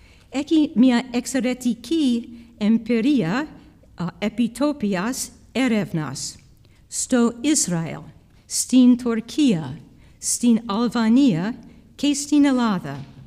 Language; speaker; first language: Greek; non-native, fluent; English